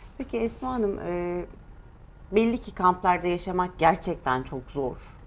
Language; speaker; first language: Turkish; native; Turkish